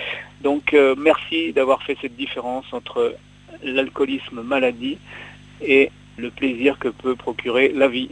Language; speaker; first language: French; native; French